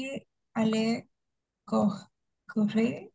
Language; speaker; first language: French; non-native, learner; Spanish